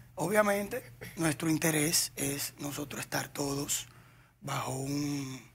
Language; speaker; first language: Spanish; native; Spanish